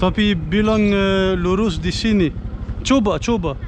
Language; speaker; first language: Indonesian; non-native, learner; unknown